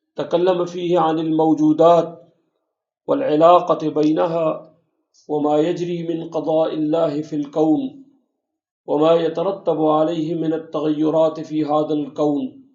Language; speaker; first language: Arabic; non-native, fluent; Urdu